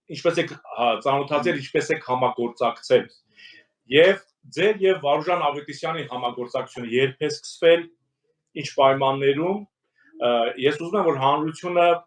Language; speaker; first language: Armenian; native; Armenian